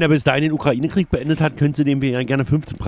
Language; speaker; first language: German; native; German